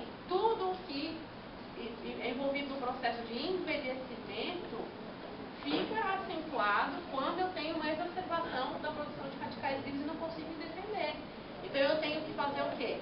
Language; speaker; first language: Portuguese; native; Portuguese